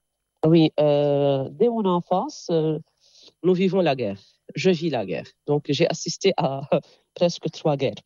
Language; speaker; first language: French; non-native, local second language; Arabic